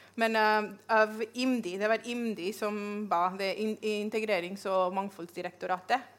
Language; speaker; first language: Norwegian; non-native, fluent; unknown